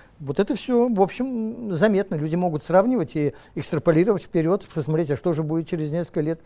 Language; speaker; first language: Russian; native; Russian